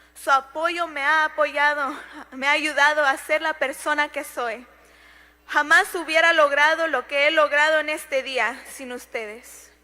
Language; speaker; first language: Spanish; early bilingual, heritage; Spanish